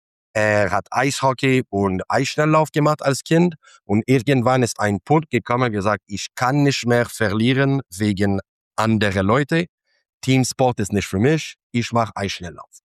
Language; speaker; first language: German; non-native, fluent; English